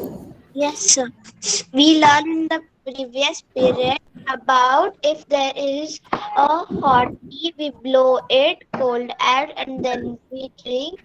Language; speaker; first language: English; non-native, learner; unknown